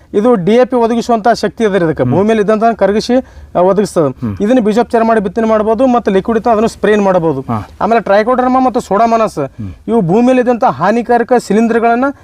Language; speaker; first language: Kannada; non-native, local second language; Marathi